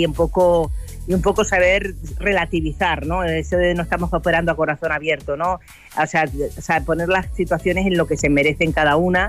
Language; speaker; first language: Spanish; native; Spanish